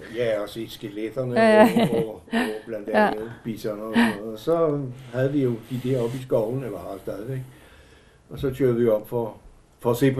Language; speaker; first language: Danish; native; Danish